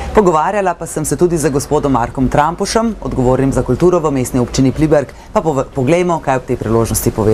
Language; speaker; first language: Slovenian; native; Slovenian